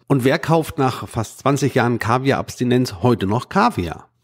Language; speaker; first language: German; native; German